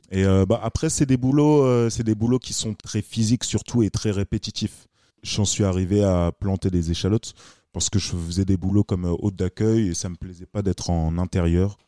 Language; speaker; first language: French; native; French